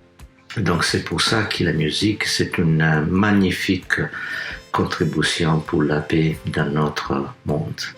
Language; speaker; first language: French; non-native, fluent; Italian